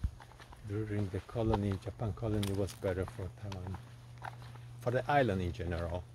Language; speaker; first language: English; non-native, fluent; Portuguese